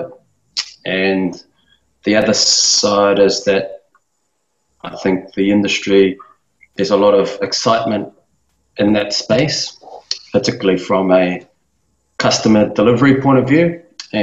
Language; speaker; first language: English; native; English